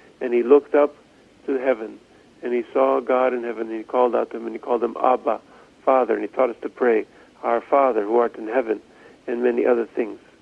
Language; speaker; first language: English; native; English